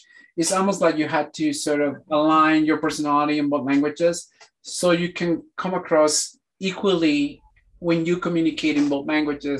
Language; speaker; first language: English; non-native, fluent; Spanish